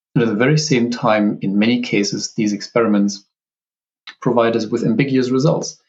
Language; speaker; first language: English; non-native, fluent; German